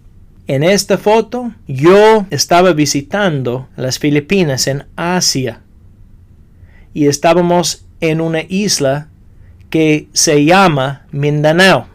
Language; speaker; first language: Spanish; non-native, fluent; English